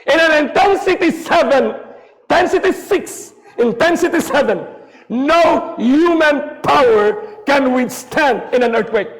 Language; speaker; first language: English; non-native, local second language; Filipino